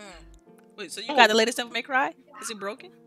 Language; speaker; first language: English; native; English